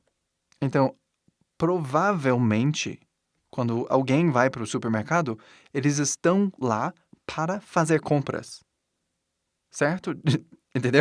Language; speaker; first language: Portuguese; non-native, fluent; English